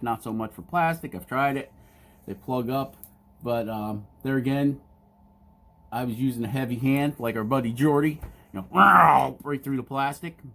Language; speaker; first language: English; native; English